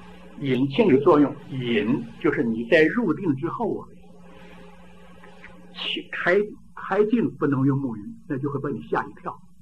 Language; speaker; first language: Chinese; native; Chinese